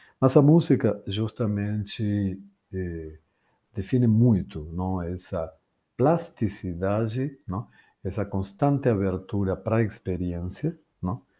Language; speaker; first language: Portuguese; non-native, fluent; Spanish